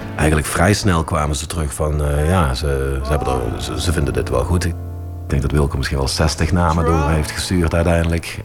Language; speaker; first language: Dutch; native; Dutch